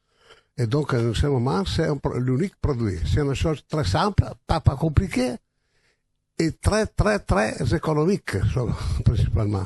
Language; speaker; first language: French; non-native, learner; Italian